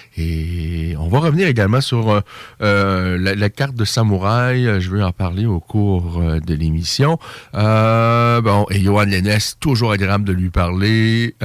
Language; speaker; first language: French; native; French